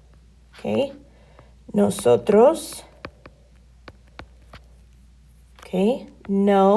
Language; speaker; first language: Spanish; non-native, fluent; English